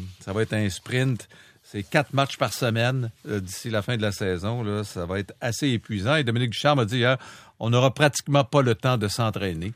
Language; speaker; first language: French; native; French